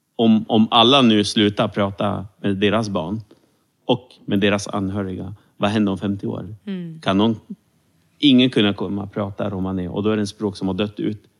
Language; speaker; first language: Swedish; early bilingual, other home language; Romany